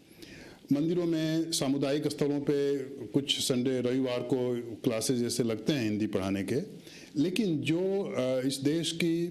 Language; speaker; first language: Hindi; native; Hindi